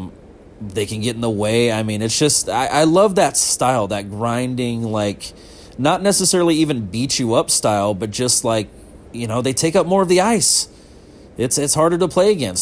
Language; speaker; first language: English; native; English